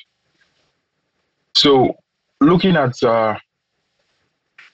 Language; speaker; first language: English; non-native, local second language; Krio